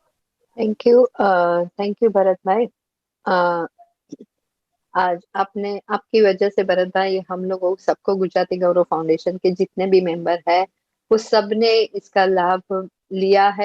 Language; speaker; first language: Hindi; non-native, local second language; Gujarati